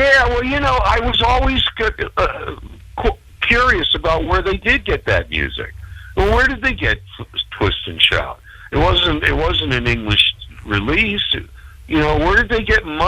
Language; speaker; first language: English; native; English